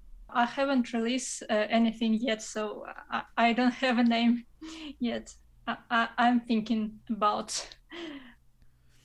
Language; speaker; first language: English; non-native, fluent; Russian